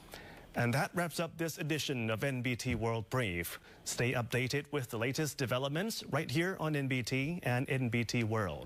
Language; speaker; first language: English; non-native, fluent; Thai